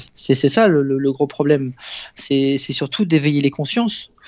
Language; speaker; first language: French; native; French